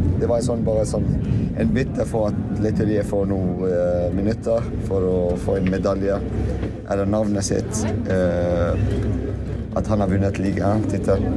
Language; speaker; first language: Norwegian; non-native, fluent; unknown